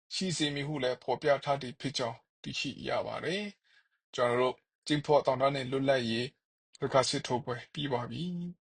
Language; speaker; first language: Burmese; non-native, local second language; Kachin